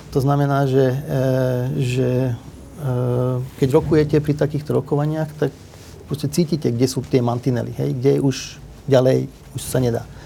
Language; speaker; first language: Slovak; non-native, local second language; Hungarian